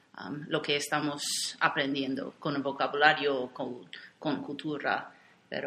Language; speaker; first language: Spanish; non-native, fluent; English